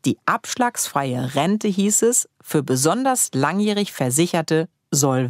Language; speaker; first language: German; native; German